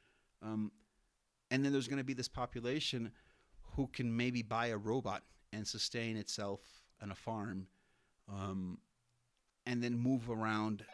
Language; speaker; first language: English; non-native, fluent; Spanish